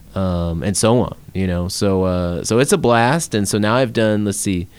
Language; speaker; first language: English; native; English